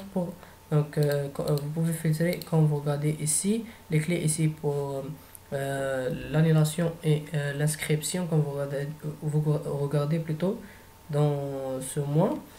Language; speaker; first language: French; non-native, fluent; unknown